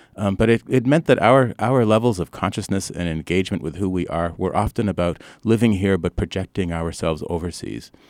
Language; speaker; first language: English; early bilingual, other home language; Arabic